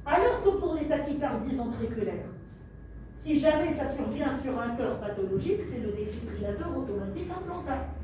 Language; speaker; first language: French; non-native, local second language; Arabic